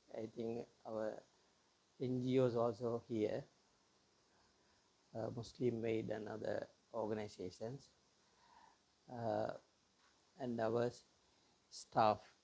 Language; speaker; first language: English; non-native, local second language; Tamil